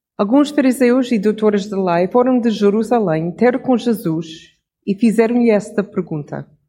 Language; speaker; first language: Portuguese; non-native, fluent; English